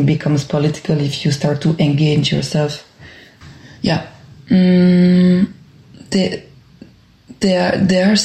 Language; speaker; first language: English; non-native, fluent; French